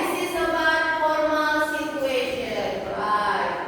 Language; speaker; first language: English; non-native, fluent; Indonesian